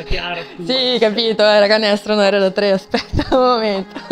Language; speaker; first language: Italian; native; Italian